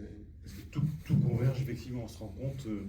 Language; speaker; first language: French; native; French